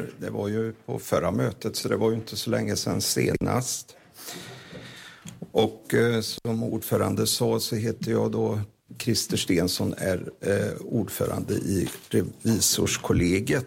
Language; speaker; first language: Swedish; native; Swedish